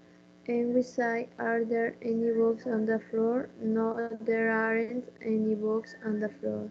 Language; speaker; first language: English; non-native, learner; Spanish